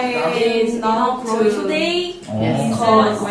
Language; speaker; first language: English; non-native, learner; Korean